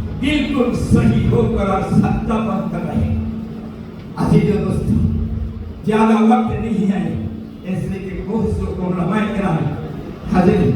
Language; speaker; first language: Urdu; non-native, fluent; Bangla